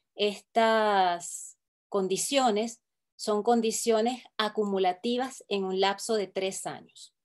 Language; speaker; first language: Spanish; native; Spanish